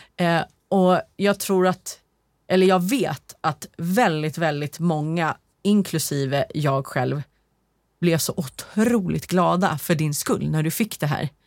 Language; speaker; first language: Swedish; native; Swedish